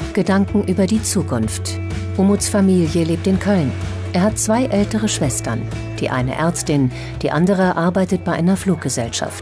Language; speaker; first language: German; native; German